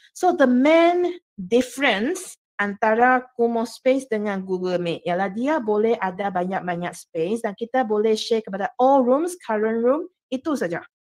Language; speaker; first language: Malay; non-native, local second language; Chinese